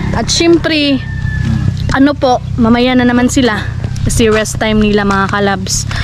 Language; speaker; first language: Filipino; non-native, local second language; Masbatenyo